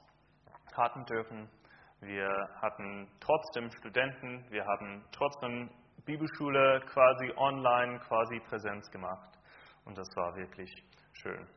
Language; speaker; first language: German; non-native, fluent; English